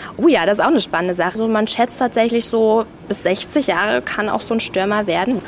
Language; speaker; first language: German; native; German